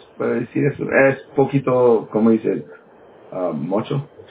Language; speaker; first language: Spanish; non-native, learner; English